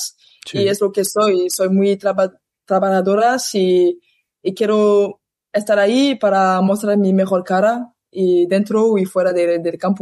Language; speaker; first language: Spanish; non-native, learner; French